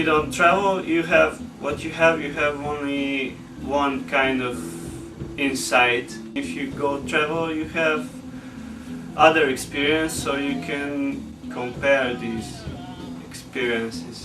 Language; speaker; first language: English; non-native, fluent; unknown